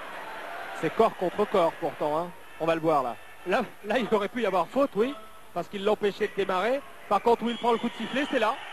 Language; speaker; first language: French; native; French